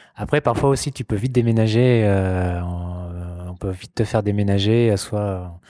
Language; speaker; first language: French; native; French